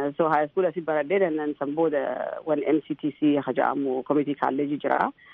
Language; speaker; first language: Oromo; early bilingual, heritage; Oromo